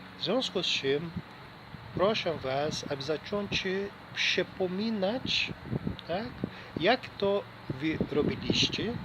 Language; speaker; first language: Polish; non-native, learner; Portuguese